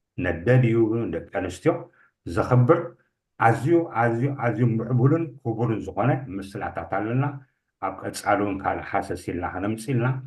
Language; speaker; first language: Tigrinya; native; Tigrinya